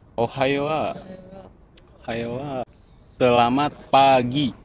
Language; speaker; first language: Japanese; non-native, learner; Indonesian